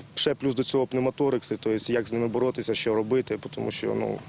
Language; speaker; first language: Ukrainian; native; Ukrainian